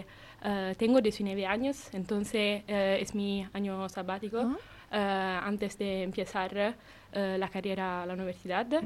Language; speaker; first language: Spanish; non-native, fluent; Italian